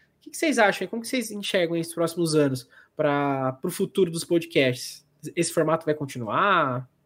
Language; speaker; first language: Portuguese; native; Portuguese